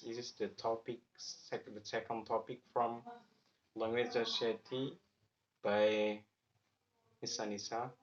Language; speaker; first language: English; non-native, learner; Javanese